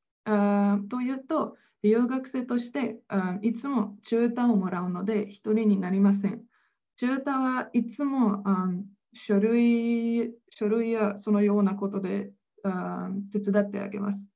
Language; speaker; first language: Japanese; non-native, fluent; Slovenian